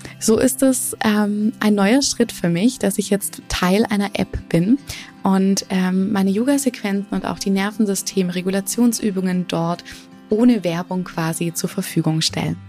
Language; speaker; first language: German; native; German